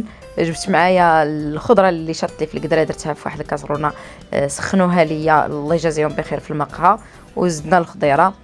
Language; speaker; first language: Arabic; native; Arabic